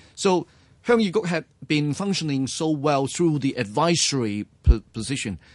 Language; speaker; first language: English; non-native, local second language; Cantonese